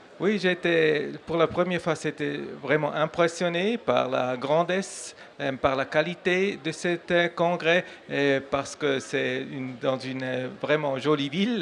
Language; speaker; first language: French; non-native, learner; German